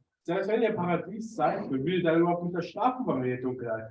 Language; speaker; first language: German; native; German